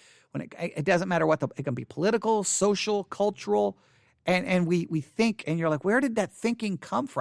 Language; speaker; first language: English; native; English